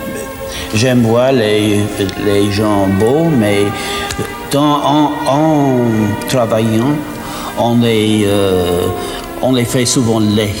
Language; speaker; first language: French; non-native, fluent; English